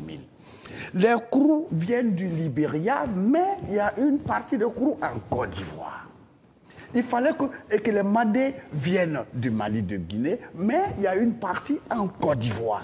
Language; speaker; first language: French; non-native, local second language; Dyula